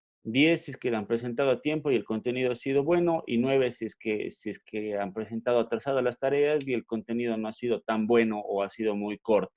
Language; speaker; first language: Spanish; native; Spanish